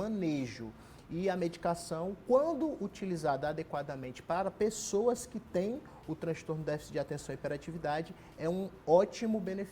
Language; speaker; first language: Portuguese; native; Portuguese